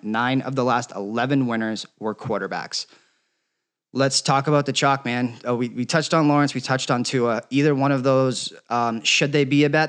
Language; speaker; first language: English; native; English